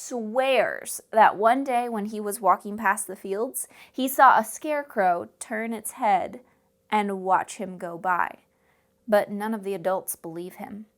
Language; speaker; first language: English; native; English